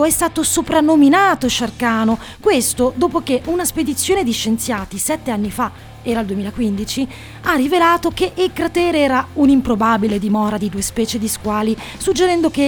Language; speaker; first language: Italian; native; Italian